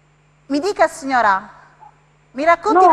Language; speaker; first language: Italian; native; Italian